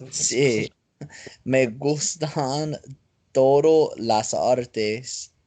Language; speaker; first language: Spanish; non-native, learner; English